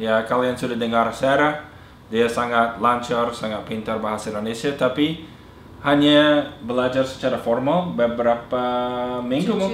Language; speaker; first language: Indonesian; non-native, fluent; English